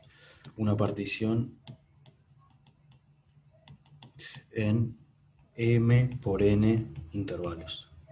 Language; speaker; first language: Spanish; native; Spanish